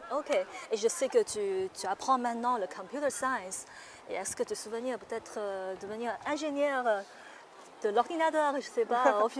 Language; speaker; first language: French; non-native, fluent; Chinese